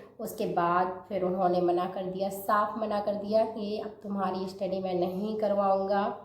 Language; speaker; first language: Hindi; native; Hindi